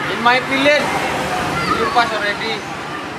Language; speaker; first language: English; non-native, learner; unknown